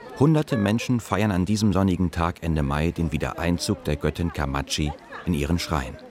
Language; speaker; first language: German; native; German